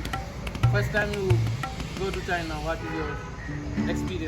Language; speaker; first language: English; non-native, learner; Hindi